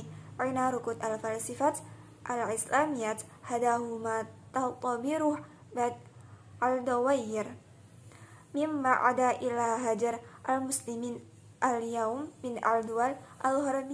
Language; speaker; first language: Arabic; non-native, learner; Indonesian